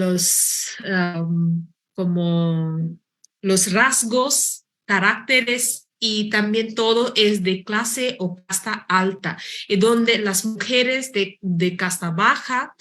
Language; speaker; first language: Spanish; non-native, fluent; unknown